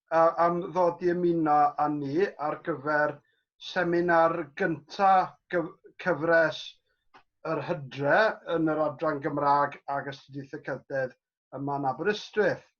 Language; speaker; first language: Welsh; native; Welsh